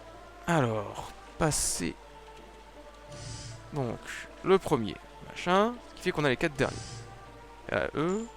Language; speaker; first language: French; native; French